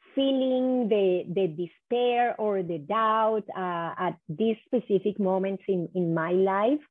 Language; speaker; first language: English; non-native, fluent; Spanish